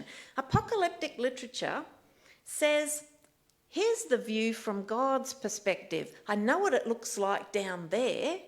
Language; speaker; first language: English; native; English